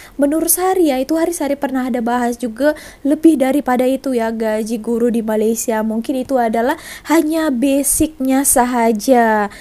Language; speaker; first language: Indonesian; native; Indonesian